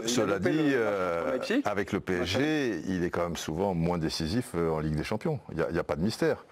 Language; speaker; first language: French; native; French